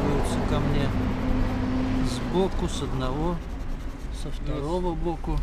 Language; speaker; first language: Russian; native; Russian